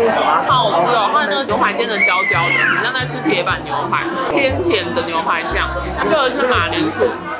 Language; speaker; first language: Chinese; native; Chinese